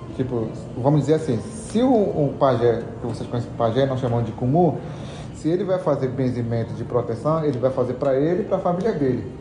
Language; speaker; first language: Portuguese; non-native, local second language; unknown